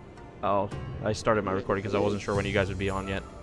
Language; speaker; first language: English; native; English